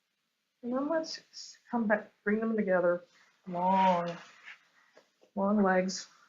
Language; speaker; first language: English; native; English